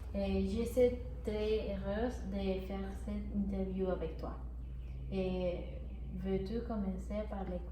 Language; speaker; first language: French; non-native, learner; Spanish